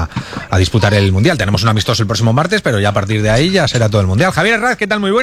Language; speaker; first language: Spanish; native; Spanish